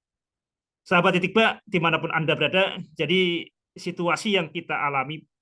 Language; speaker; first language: Indonesian; native; Indonesian